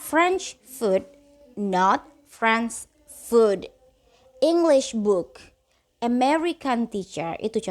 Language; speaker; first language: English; non-native, fluent; Indonesian